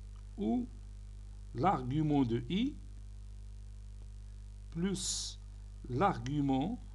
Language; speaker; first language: French; non-native, local second language; Arabic